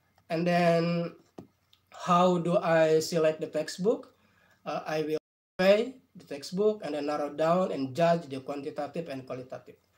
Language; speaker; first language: English; non-native, fluent; Indonesian